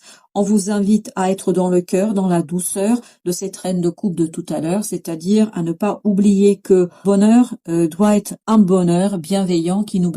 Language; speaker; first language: French; native; French